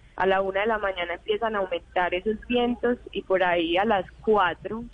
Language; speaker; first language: Spanish; native; Spanish